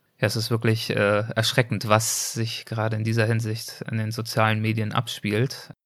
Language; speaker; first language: German; native; German